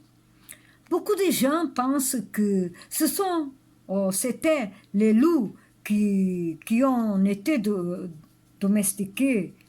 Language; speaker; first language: French; non-native, learner; Portuguese